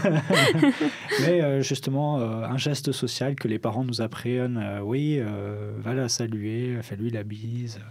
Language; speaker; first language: French; native; French